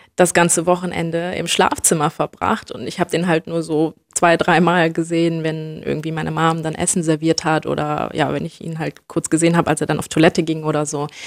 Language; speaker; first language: German; native; German